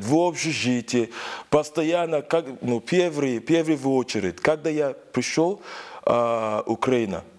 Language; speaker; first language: Russian; non-native, learner; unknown